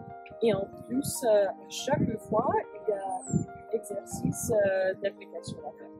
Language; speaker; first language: French; non-native, fluent; English